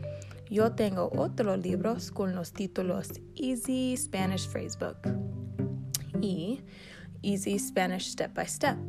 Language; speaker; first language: Spanish; non-native, learner; English